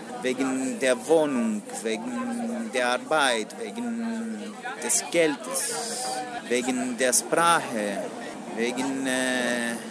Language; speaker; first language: German; non-native, learner; Greek